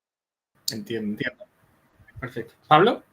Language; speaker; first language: Spanish; native; Spanish